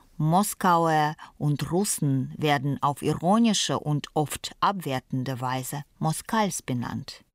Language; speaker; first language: German; non-native, fluent; Russian